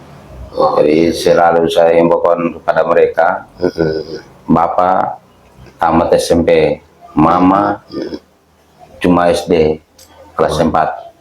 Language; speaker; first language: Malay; non-native, local second language; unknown